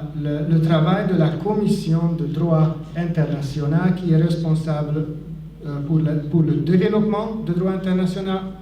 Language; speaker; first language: French; non-native, fluent; Hungarian